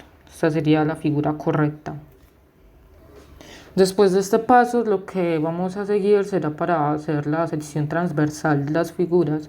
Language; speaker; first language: Spanish; native; Spanish